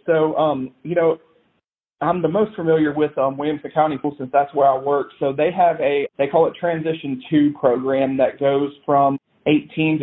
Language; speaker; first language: English; native; English